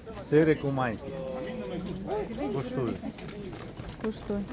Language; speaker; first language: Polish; non-native, learner; Ukrainian